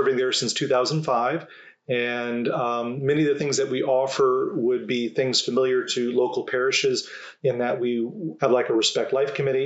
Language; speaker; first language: English; native; English